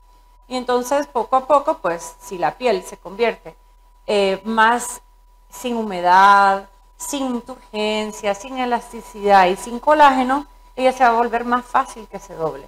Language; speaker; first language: Spanish; native; Spanish